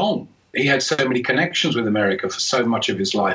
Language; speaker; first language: English; native; English